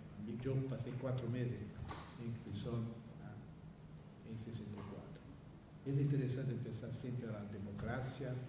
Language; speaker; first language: Spanish; non-native, fluent; Portuguese